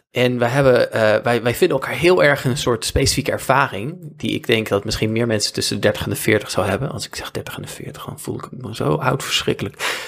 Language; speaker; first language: Dutch; native; Dutch